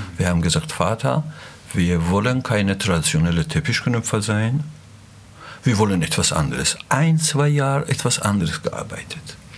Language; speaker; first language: German; non-native, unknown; Azerbaijani